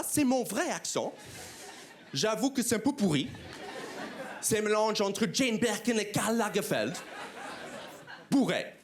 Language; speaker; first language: French; non-native, fluent; English